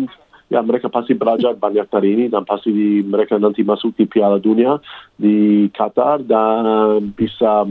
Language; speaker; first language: Indonesian; non-native, fluent; English